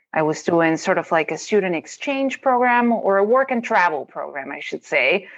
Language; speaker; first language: English; non-native, fluent; Spanish